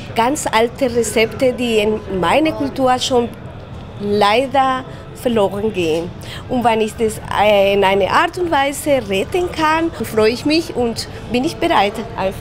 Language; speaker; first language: German; non-native, fluent; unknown